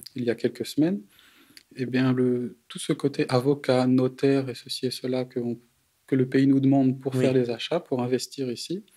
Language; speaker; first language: French; native; French